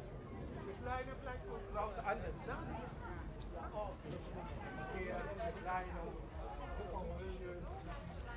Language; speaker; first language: German; non-native, fluent; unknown